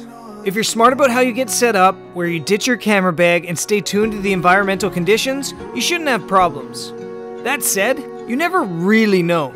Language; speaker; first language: English; native; English